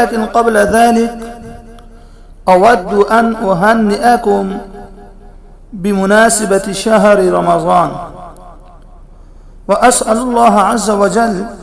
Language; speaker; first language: Arabic; non-native, fluent; Urdu